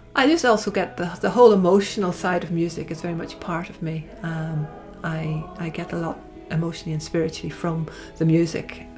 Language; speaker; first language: English; native; English